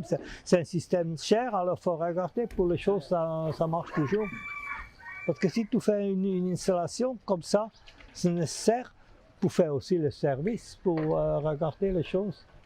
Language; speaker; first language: French; non-native, fluent; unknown